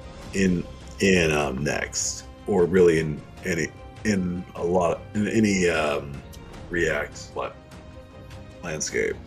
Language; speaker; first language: English; native; English